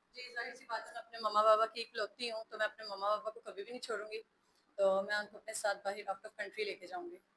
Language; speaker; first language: Urdu; early bilingual, heritage; Hindi